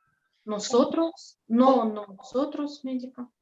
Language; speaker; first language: Spanish; non-native, learner; Russian